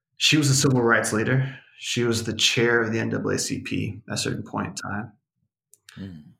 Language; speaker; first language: English; early bilingual, other home language; Portuguese